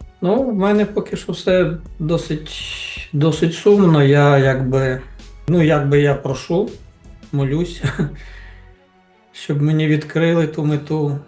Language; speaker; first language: Ukrainian; native; Ukrainian